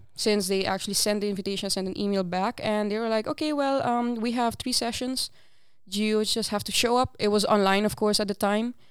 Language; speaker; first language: English; non-native, fluent; Papiamento